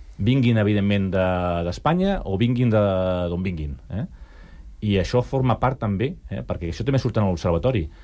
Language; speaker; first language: Catalan; native; Catalan